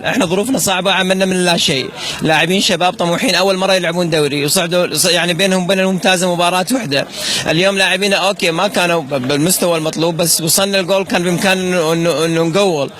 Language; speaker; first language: Arabic; native; Arabic